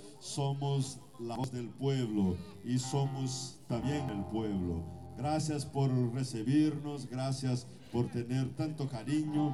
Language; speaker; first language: Spanish; non-native, fluent; Portuguese